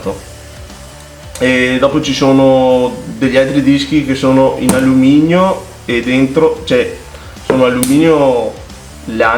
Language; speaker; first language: Italian; native; Italian